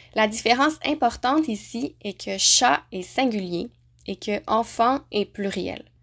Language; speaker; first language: French; native; French